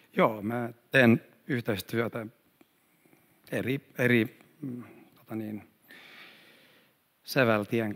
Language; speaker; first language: Finnish; non-native, fluent; Swedish